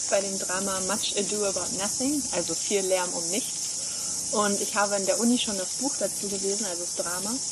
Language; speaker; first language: German; native; German